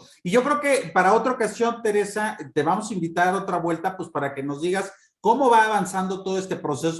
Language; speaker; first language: Spanish; native; Spanish